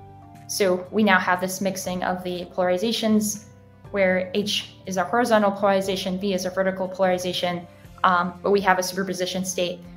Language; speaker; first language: English; native; English